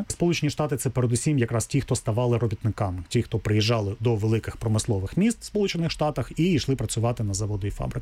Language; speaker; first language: Ukrainian; native; Ukrainian